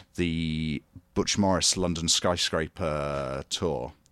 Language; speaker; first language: English; native; English